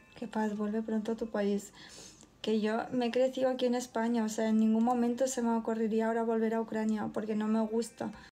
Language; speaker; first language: Spanish; non-native, fluent; Ukrainian